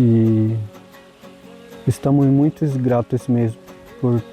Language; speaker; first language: Portuguese; non-native, local second language; Guarani